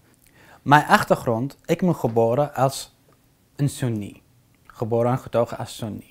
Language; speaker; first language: Dutch; non-native, fluent; Arabic